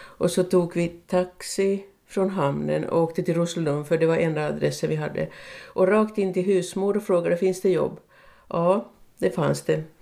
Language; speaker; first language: Swedish; non-native, local second language; Finnish